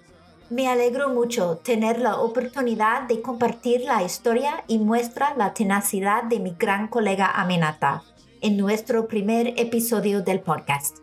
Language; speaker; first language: Spanish; non-native, fluent; English